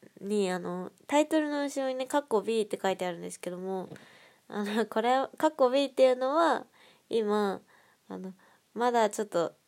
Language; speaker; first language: Japanese; native; Japanese